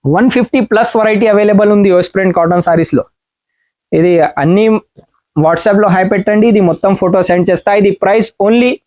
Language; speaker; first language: Telugu; non-native, learner; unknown